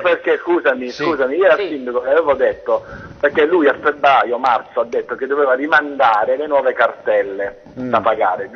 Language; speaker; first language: Italian; native; Italian